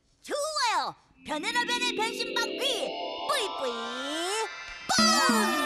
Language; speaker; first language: Korean; native; Korean